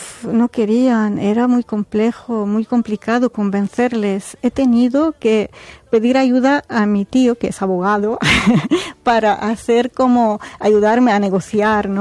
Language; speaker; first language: Spanish; non-native, fluent; Arabic